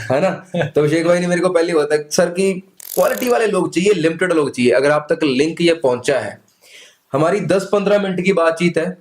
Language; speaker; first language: Hindi; native; Hindi